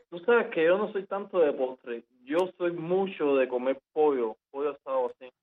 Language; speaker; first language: Spanish; native; Spanish